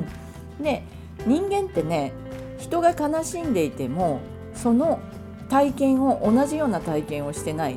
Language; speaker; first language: Japanese; native; Japanese